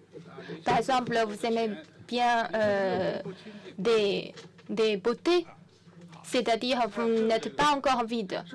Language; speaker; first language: French; non-native, fluent; Chinese